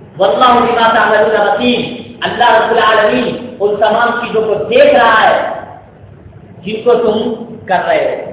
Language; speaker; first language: Urdu; native; Urdu